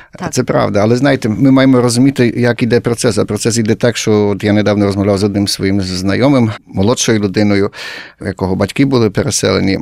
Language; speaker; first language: Ukrainian; early bilingual, heritage; Ukrainian